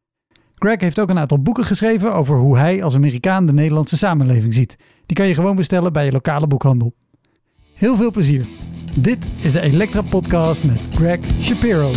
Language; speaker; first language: Dutch; native; Dutch